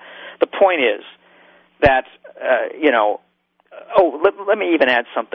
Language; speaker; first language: English; native; English